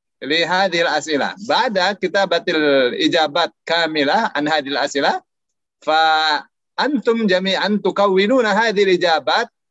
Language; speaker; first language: Arabic; non-native, fluent; Indonesian